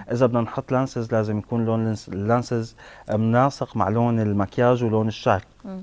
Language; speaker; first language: Arabic; native; Arabic